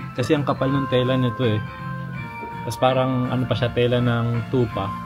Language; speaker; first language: Filipino; native; Filipino